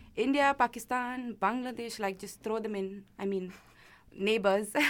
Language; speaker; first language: English; non-native, local second language; Malayalam